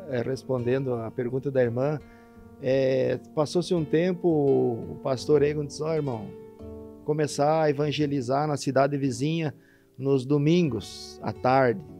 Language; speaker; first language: Portuguese; native; Portuguese